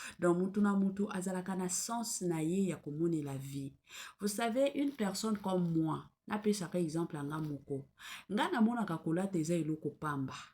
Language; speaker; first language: Lingala; non-native, local second language; Swahili